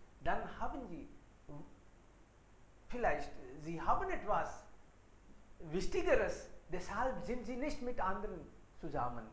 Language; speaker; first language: German; non-native, fluent; Hindi